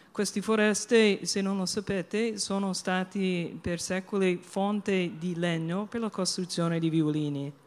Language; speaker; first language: Italian; non-native, fluent; English